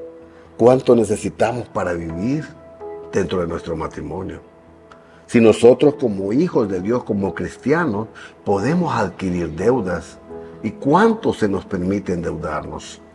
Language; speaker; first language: Spanish; native; Spanish